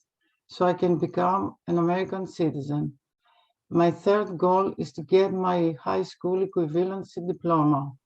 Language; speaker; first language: English; non-native, learner; Greek